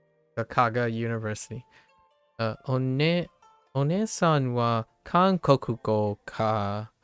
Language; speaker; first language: Japanese; non-native, learner; English